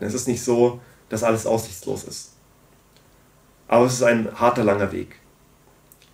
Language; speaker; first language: German; native; German